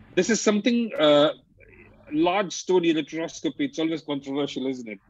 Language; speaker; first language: English; non-native, local second language; Hindi